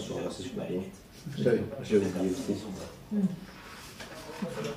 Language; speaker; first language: French; native; French